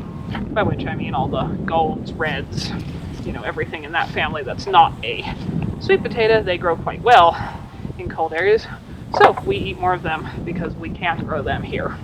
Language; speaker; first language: English; native; English